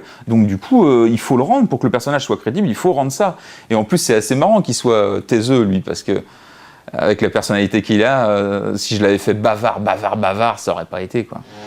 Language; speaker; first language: French; native; French